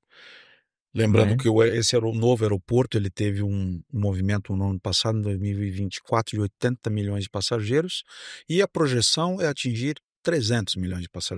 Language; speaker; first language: Portuguese; native; Portuguese